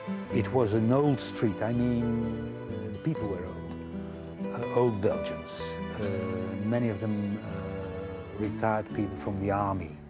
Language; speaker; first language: English; non-native, fluent; Dutch